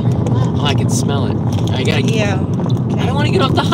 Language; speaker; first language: English; native; English